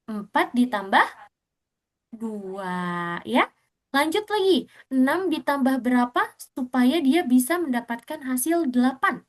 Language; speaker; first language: Indonesian; native; Indonesian